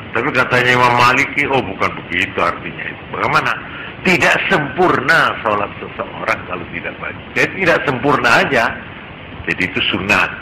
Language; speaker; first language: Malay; non-native, local second language; Javanese